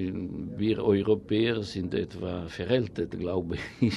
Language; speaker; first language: German; non-native, fluent; Italian